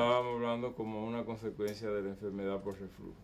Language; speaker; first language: Spanish; native; Spanish